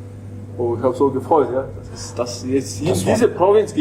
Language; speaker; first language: German; non-native, learner; Mongolian